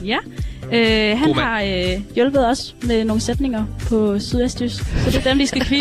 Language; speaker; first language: Danish; native; Danish